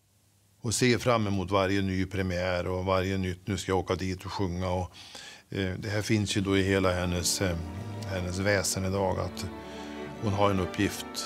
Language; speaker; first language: Swedish; native; Swedish